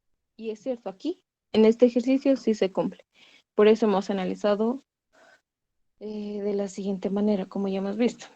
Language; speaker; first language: Spanish; native; Spanish